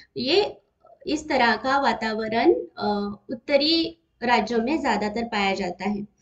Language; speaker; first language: Hindi; non-native, local second language; Marathi